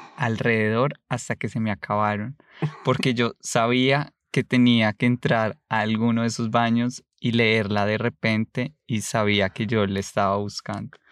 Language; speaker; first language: Spanish; native; Spanish